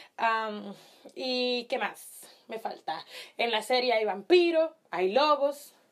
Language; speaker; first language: Spanish; early bilingual, heritage; Spanish